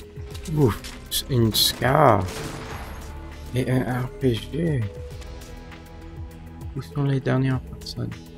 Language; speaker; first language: French; non-native, local second language; English